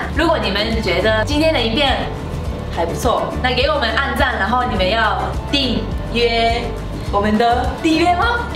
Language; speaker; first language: Chinese; non-native, fluent; Japanese